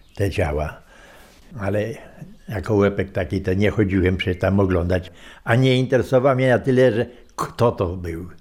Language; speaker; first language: Polish; native; Polish